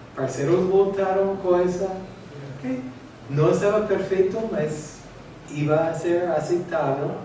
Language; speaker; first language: Portuguese; non-native, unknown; English